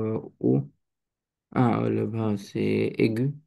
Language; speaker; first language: French; non-native, learner; Romanian